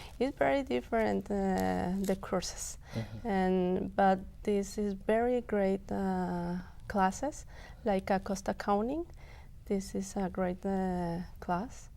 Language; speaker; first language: English; non-native, local second language; Spanish